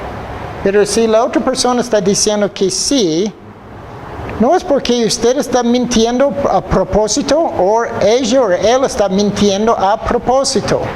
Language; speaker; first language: Spanish; non-native, fluent; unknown